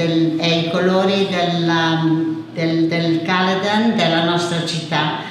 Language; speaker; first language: Italian; early bilingual, heritage; English